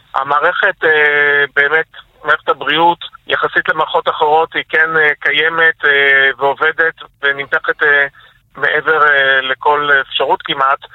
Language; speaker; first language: Hebrew; native; Hebrew